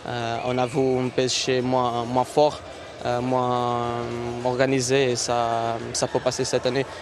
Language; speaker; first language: French; non-native, learner; Portuguese